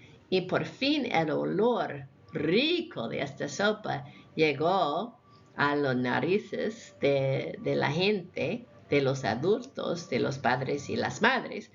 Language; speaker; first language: Spanish; non-native, fluent; English